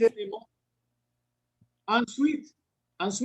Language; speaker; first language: French; non-native, learner; Spanish